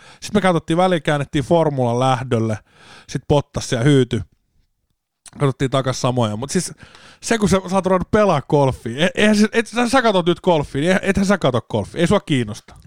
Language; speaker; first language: Finnish; native; Finnish